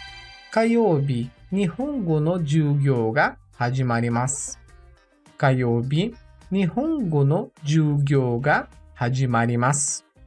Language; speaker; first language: Japanese; non-native, learner; Portuguese